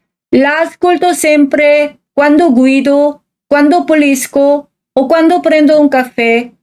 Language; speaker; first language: Italian; non-native, fluent; Korean